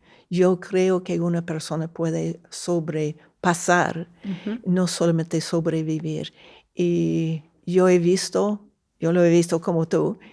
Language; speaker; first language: Spanish; non-native, fluent; English